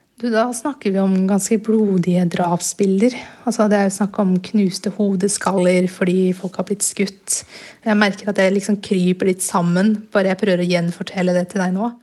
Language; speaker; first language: Norwegian; early bilingual, other home language; Burmese